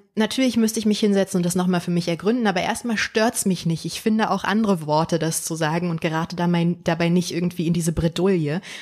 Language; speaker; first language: German; early bilingual, other home language; Polish